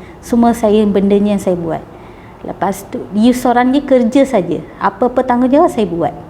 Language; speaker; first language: Malay; non-native, local second language; Tamil